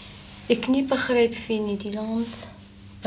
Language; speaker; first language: Dutch; non-native, learner; Arabic